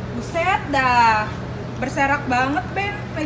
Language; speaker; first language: Indonesian; native; Indonesian